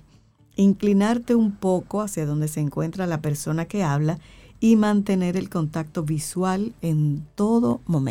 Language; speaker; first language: Spanish; native; Spanish